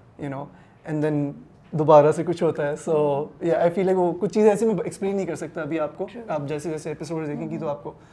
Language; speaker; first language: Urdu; native; Urdu